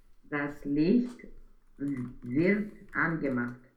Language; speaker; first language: German; non-native, learner; Romanian